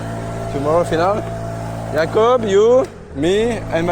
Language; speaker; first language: English; non-native, learner; French